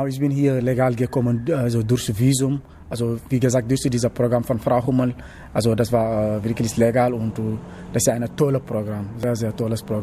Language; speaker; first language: German; non-native, learner; Wolof